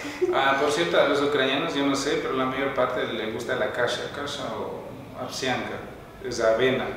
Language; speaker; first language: Spanish; native; Spanish